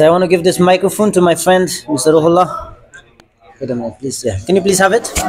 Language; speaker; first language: English; non-native, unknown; Persian